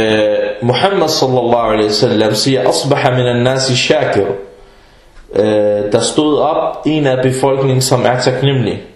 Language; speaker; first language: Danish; early bilingual, other home language; Arabic